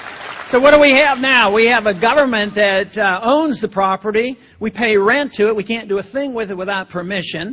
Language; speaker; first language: English; native; English